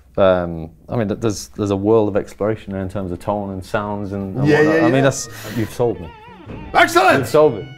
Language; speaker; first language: English; native; English